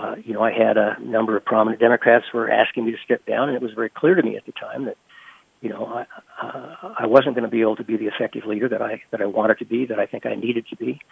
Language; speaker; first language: English; native; English